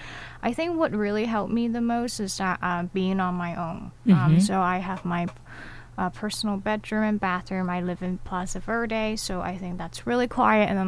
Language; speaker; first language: English; native; English